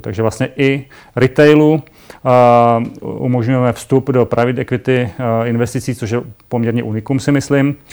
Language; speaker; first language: Czech; native; Czech